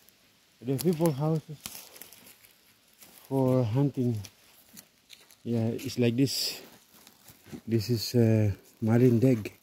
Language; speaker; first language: English; non-native, learner; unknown